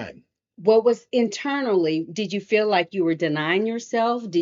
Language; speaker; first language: English; native; English